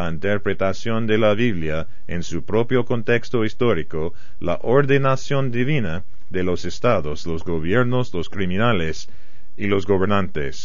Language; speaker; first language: Spanish; non-native, fluent; English